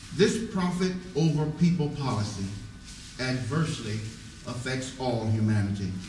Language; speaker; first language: English; native; English